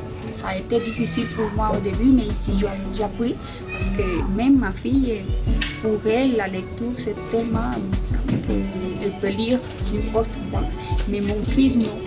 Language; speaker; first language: French; non-native, learner; Spanish